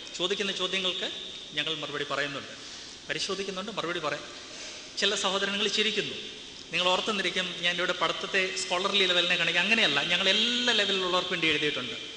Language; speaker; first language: Malayalam; non-native, learner; Hindi